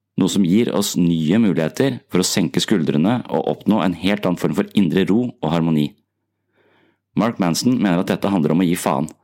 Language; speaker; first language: Norwegian; native; Norwegian